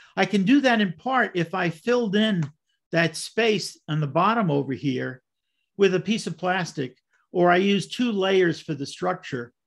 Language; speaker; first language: English; native; English